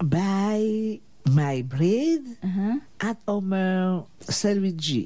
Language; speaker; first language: English; non-native, learner; French